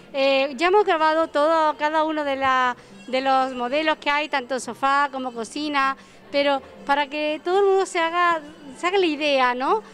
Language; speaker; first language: Spanish; native; Spanish